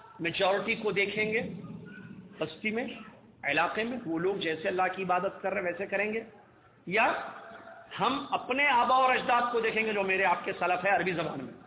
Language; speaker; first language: Urdu; native; Urdu